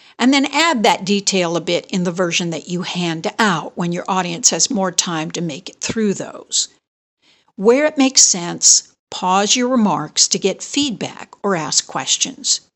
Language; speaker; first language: English; native; English